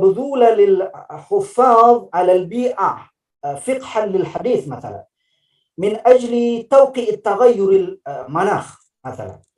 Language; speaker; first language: Arabic; non-native, fluent; Indonesian